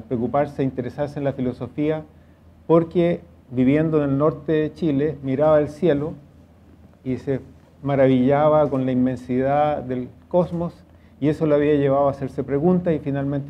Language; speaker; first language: Spanish; native; Spanish